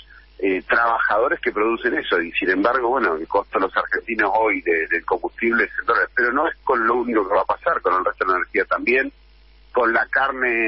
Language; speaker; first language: Spanish; native; Spanish